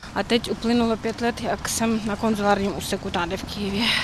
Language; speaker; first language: Czech; non-native, fluent; Ukrainian